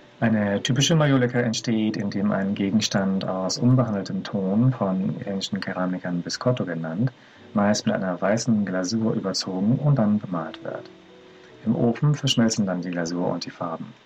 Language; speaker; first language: German; native; German